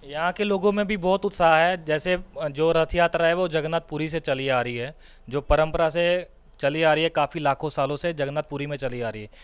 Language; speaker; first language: Hindi; non-native, local second language; Punjabi